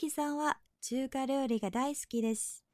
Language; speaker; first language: Japanese; non-native, fluent; Chinese